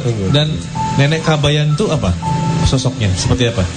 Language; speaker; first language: Indonesian; native; Indonesian